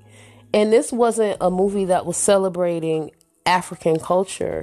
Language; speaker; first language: English; native; English